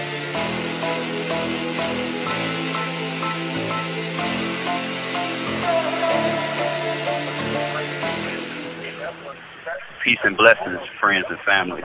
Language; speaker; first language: English; native; English